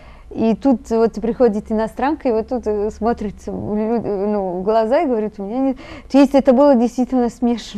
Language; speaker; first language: Russian; non-native, fluent; Italian